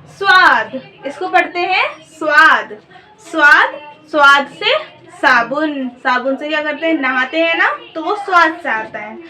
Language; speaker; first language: Urdu; native; Urdu